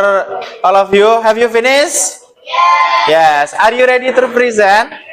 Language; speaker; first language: English; non-native, learner; Indonesian